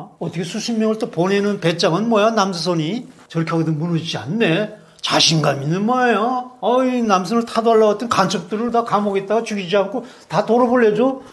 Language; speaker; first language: Korean; native; Korean